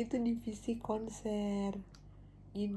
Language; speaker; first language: English; non-native, local second language; Indonesian